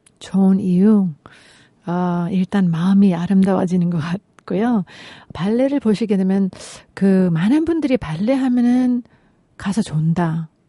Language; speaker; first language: Korean; native; Korean